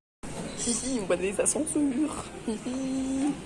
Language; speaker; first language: French; native; French